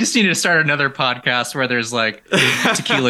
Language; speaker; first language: English; native; English